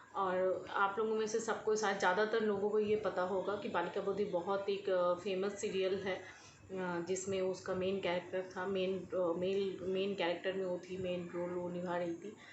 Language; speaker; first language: Hindi; non-native, local second language; Bangla